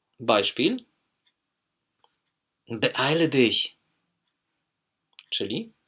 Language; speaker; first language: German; non-native, fluent; Polish